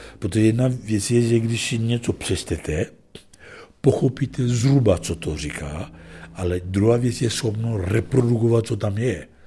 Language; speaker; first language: Czech; non-native, fluent; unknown